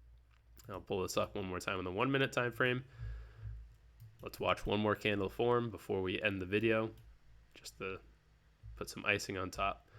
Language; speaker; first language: English; native; English